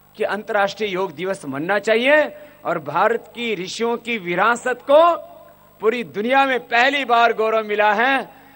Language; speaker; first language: Hindi; native; Hindi